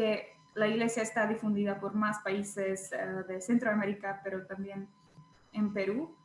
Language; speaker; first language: Spanish; non-native, fluent; Czech